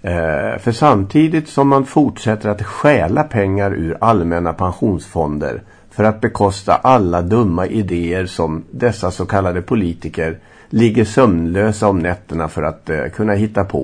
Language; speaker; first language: Swedish; native; Swedish